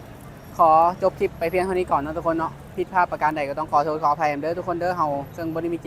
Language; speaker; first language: Thai; non-native, local second language; Northeastern Thai